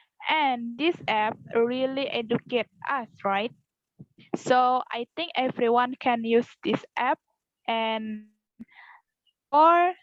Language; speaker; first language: English; non-native, learner; Indonesian